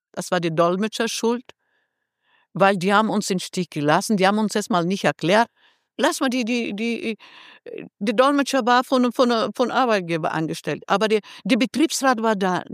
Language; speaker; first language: German; non-native, fluent; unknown